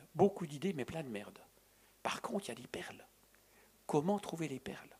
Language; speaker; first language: French; native; French